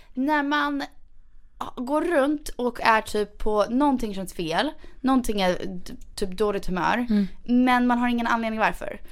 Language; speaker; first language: Swedish; early bilingual, heritage; Swedish